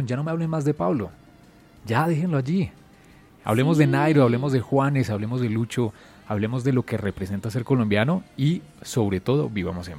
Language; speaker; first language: Spanish; native; Spanish